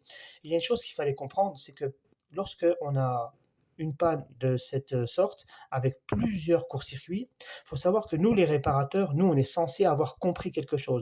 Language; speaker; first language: French; native; French